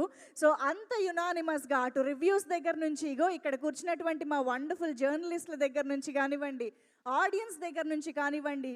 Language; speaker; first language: Telugu; native; Telugu